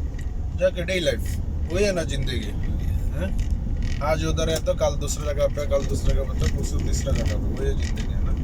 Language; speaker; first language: Hindi; non-native, learner; Bangla